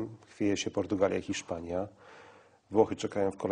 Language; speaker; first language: Polish; native; Polish